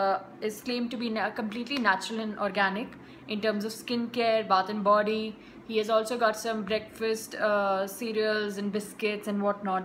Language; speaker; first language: English; non-native, local second language; Hindi